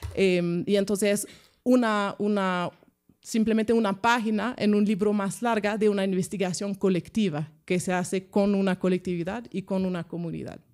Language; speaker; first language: Spanish; non-native, fluent; French